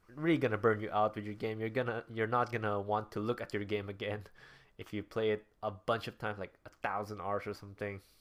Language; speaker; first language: English; non-native, local second language; Cebuano